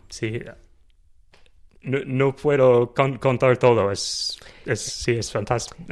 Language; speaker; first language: Spanish; non-native, learner; English